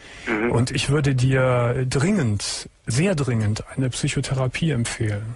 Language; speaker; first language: German; native; German